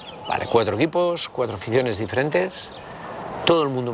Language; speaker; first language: Spanish; native; Spanish